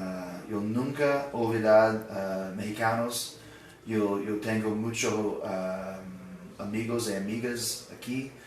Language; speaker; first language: Spanish; non-native, learner; English